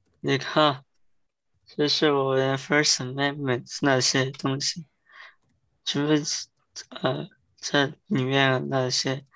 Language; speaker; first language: Chinese; early bilingual, heritage; Chinese